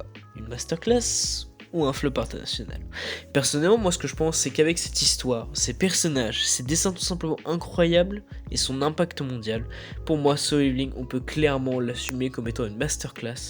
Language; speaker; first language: French; native; French